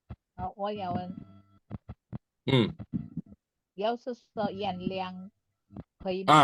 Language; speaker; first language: Chinese; non-native, learner; Indonesian